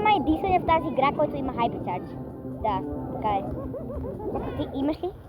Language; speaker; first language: Bulgarian; early bilingual, heritage; Bulgarian